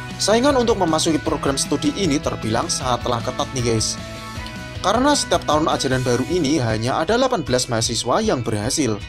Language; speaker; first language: Indonesian; native; Indonesian